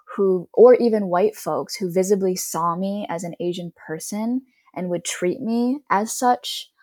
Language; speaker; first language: English; native; English